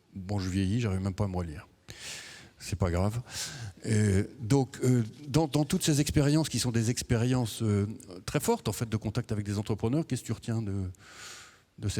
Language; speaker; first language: French; native; French